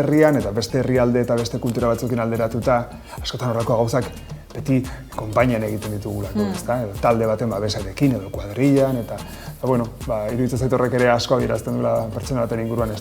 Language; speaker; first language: Basque; native; Basque